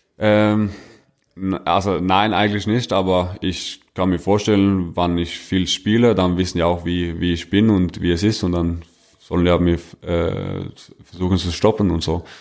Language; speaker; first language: German; non-native, fluent; Norwegian